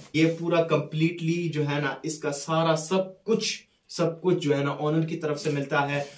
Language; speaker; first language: Urdu; non-native, fluent; Persian